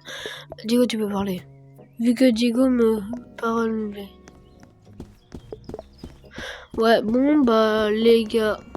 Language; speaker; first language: French; native; French